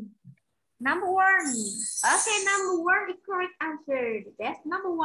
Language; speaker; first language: English; non-native, learner; Vietnamese